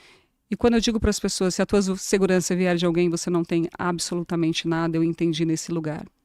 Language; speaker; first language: Portuguese; native; Portuguese